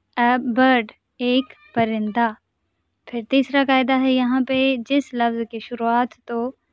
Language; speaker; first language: Urdu; non-native, local second language; Sindhi